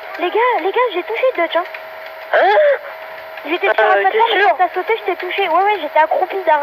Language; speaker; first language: French; native; French